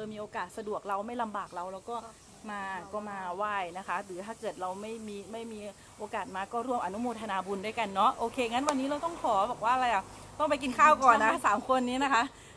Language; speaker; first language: Thai; native; Thai